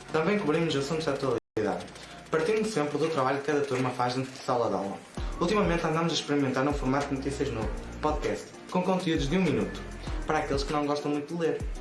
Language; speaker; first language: Portuguese; native; Portuguese